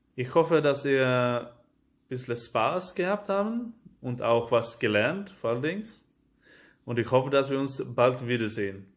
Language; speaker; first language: German; non-native, fluent; Swedish